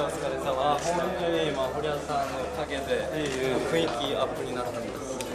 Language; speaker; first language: Japanese; non-native, fluent; Korean